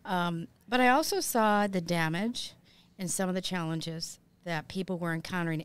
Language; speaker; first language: English; native; English